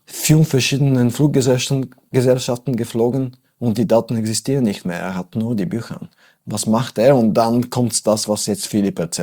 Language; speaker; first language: German; non-native, fluent; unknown